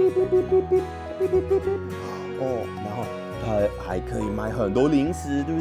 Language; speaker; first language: Chinese; non-native, fluent; Swedish